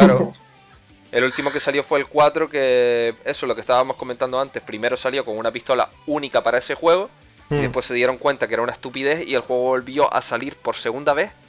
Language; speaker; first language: Spanish; native; Spanish